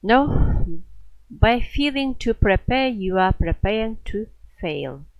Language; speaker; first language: English; non-native, fluent; Kazakh